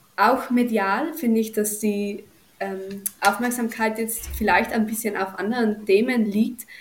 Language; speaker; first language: German; native; German